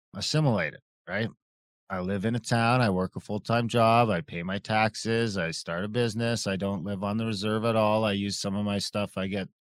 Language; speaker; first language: English; native; English